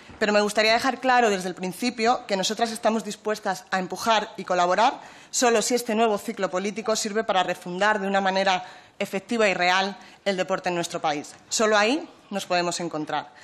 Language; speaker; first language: Spanish; native; Spanish